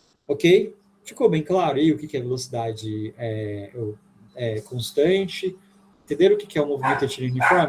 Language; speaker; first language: Portuguese; native; Portuguese